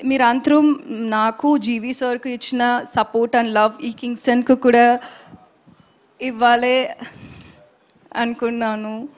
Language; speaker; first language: Telugu; non-native, local second language; Tamil